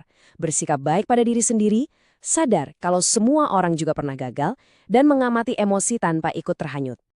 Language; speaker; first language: Indonesian; native; Indonesian